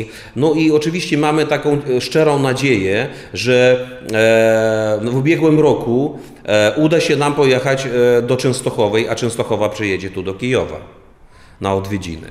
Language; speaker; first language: Polish; non-native, fluent; Ukrainian